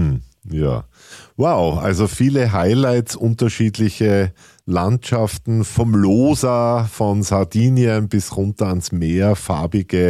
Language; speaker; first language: German; native; German